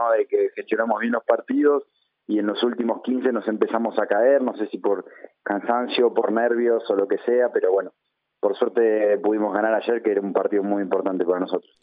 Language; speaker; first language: Spanish; native; Spanish